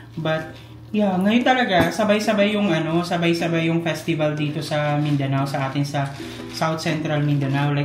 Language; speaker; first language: Filipino; non-native, local second language; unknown